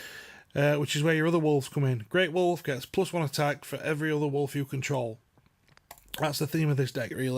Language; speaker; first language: English; native; English